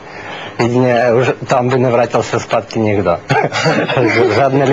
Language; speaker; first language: Czech; non-native, learner; Russian